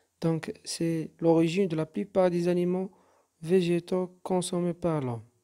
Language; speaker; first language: French; non-native, local second language; Arabic